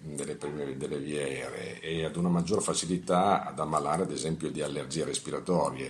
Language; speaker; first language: Italian; native; Italian